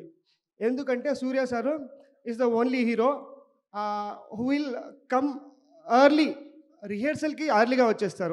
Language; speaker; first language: Telugu; non-native, local second language; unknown